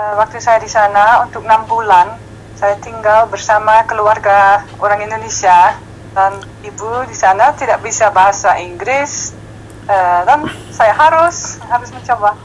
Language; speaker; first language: Indonesian; non-native, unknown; Dutch